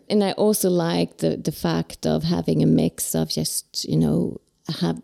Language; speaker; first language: English; non-native, fluent; Swedish